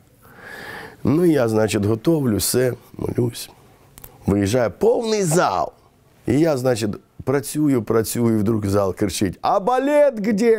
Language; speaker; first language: Ukrainian; non-native, local second language; Romany